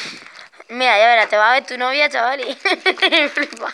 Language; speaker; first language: Spanish; native; Spanish